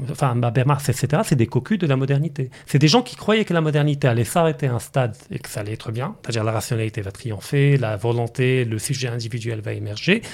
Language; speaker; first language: French; non-native, local second language; Arabic